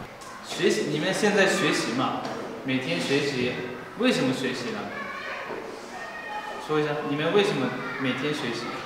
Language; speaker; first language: Chinese; non-native, fluent; Japanese